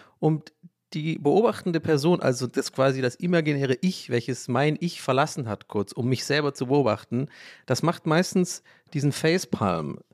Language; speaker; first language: German; early bilingual, other home language; English